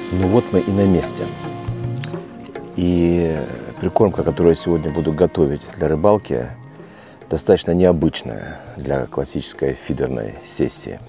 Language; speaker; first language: Russian; native; Russian